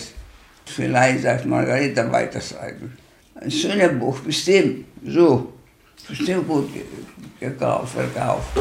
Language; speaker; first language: German; non-native, learner; Greek